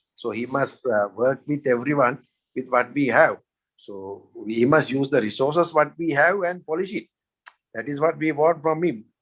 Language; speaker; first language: English; non-native, local second language; Sinhala